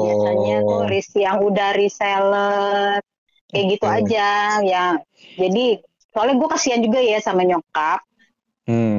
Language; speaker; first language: Indonesian; native; Indonesian